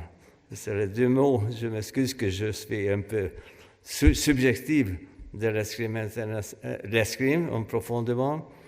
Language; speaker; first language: French; non-native, fluent; Hungarian